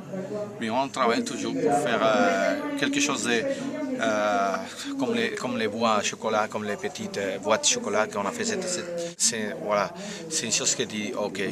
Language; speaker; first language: French; non-native, learner; Spanish